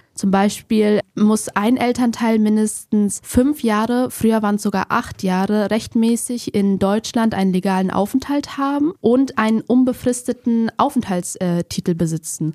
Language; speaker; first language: German; early bilingual, other home language; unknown